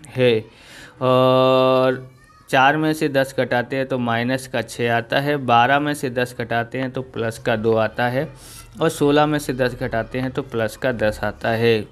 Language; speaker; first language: Hindi; non-native, local second language; Gujarati